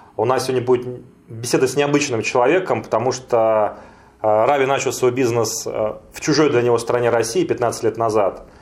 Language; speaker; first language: Russian; native; Russian